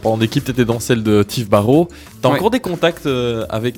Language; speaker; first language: French; native; French